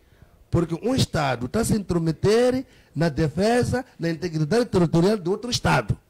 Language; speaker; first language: Portuguese; native; Portuguese